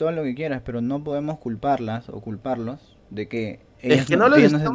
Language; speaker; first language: Spanish; native; Spanish